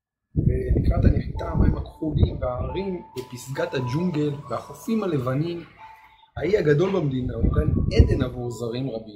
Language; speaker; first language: Hebrew; native; Hebrew